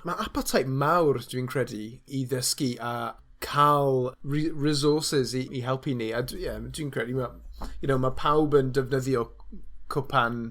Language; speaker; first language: Welsh; non-native, learner; English